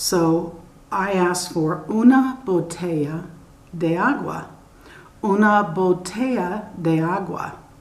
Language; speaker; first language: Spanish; non-native, learner; English